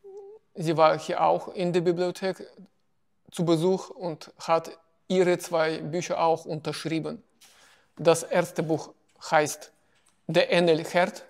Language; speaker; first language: German; non-native, fluent; Russian